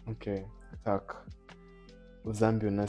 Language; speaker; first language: Russian; non-native, learner; Nyanja